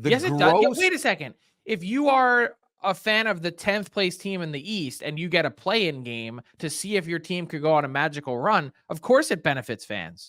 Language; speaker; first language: English; native; English